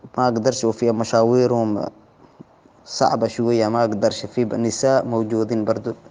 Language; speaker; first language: Arabic; non-native, local second language; Somali